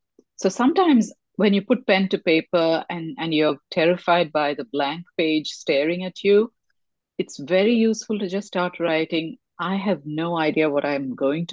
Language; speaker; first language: English; non-native, local second language; Tamil